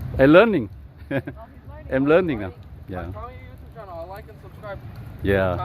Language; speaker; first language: English; non-native, fluent; Lao